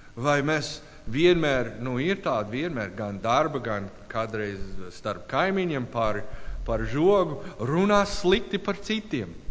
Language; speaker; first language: Latvian; non-native, learner; English